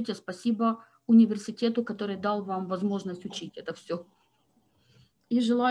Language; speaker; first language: Russian; native; Russian